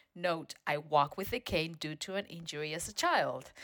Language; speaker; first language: English; non-native, fluent; Spanish